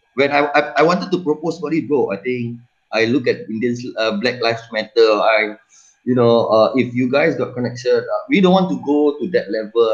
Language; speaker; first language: English; non-native, local second language; Malay